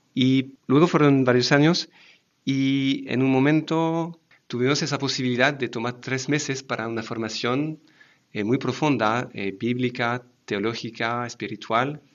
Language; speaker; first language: Spanish; non-native, fluent; French